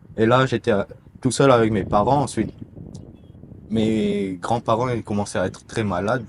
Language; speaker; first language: French; non-native, local second language; Korean